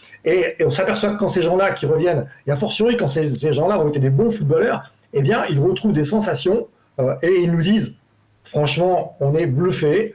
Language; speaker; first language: French; native; French